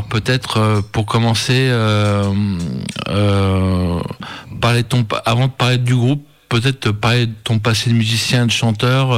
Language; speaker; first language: French; native; French